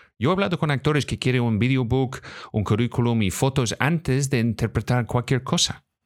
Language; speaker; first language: Spanish; non-native, fluent; English